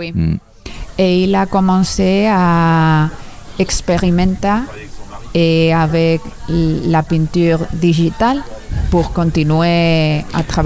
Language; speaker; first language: French; non-native, learner; Spanish